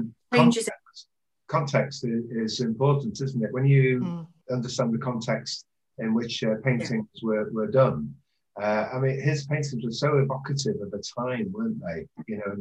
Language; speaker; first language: English; native; English